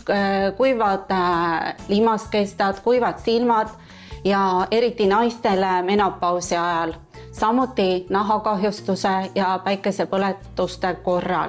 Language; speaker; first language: Estonian; native; Estonian